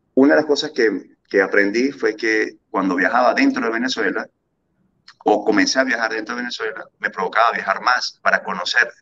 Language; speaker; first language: Spanish; early bilingual, other home language; German